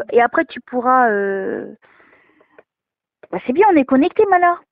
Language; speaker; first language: French; native; French